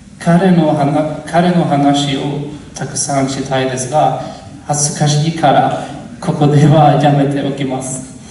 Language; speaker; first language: Japanese; non-native, learner; Swedish